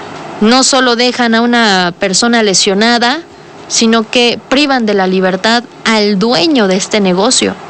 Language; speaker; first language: Spanish; native; Spanish